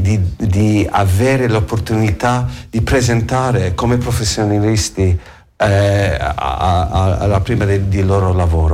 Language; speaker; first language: Italian; non-native, learner; English